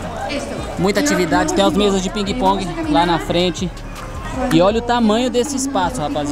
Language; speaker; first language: Portuguese; native; Portuguese